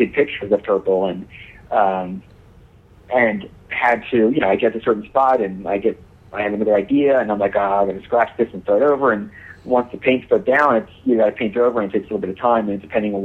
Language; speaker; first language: English; native; English